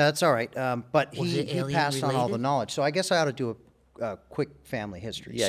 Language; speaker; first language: English; native; English